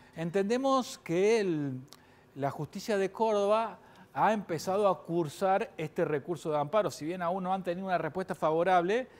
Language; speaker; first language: Spanish; native; Spanish